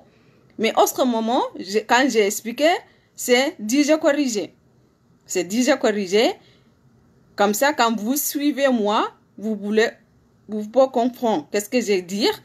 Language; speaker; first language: French; non-native, learner; Arabic